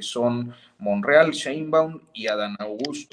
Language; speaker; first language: Spanish; native; Spanish